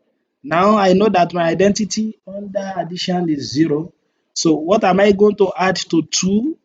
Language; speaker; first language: English; non-native, local second language; Yoruba